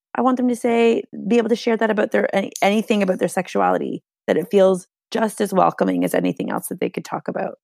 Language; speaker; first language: English; non-native, fluent; Hungarian